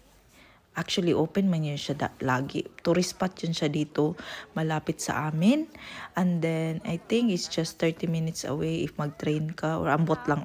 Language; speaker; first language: Filipino; non-native, local second language; Cebuano